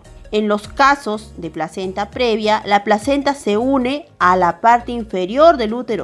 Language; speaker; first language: Spanish; native; Spanish